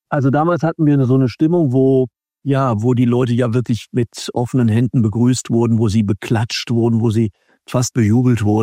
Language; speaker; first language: German; native; German